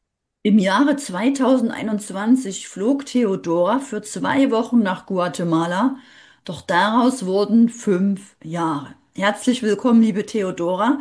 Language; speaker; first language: German; native; German